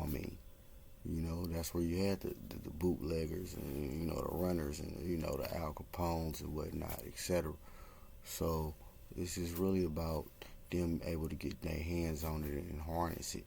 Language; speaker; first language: English; native; English